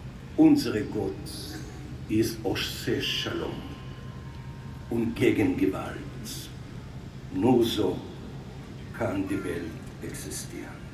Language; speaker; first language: German; non-native, fluent; Hebrew